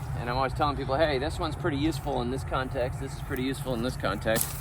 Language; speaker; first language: English; native; English